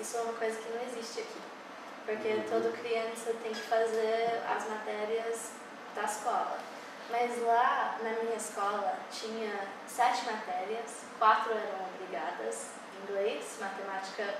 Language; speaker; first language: Portuguese; early bilingual, heritage; English